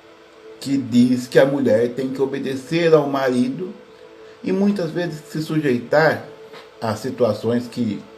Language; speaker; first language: Portuguese; native; Portuguese